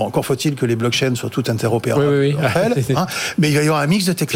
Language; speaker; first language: French; native; French